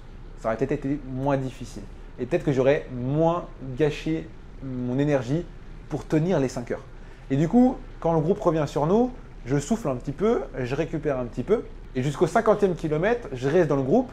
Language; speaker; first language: French; native; French